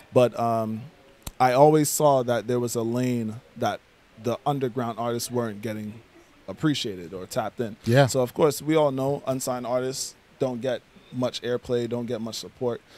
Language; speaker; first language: English; native; English